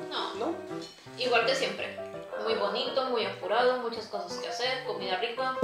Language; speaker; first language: Spanish; native; Spanish